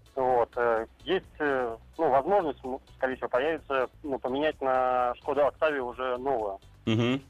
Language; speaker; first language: Russian; native; Russian